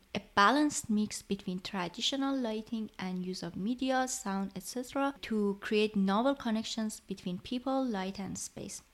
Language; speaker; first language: English; non-native, fluent; Persian